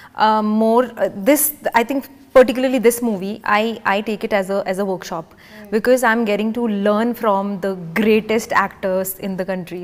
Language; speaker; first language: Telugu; non-native, learner; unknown